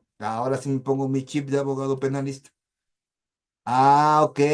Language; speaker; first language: Spanish; native; Spanish